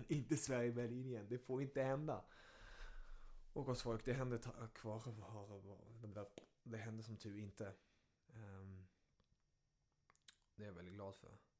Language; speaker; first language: Swedish; early bilingual, other home language; German